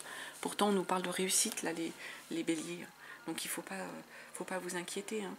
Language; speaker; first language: French; native; French